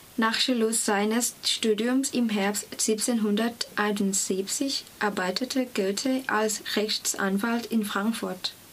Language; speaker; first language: German; non-native, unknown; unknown